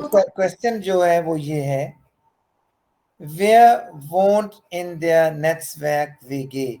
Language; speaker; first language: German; non-native, fluent; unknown